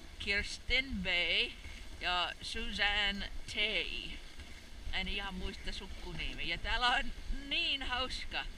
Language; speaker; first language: Finnish; non-native, learner; English